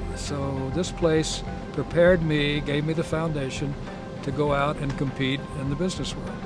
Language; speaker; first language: English; native; English